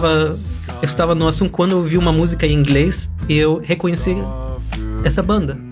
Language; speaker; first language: Portuguese; non-native, fluent; Russian